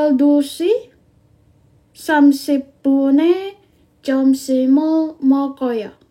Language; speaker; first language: Korean; non-native, fluent; Indonesian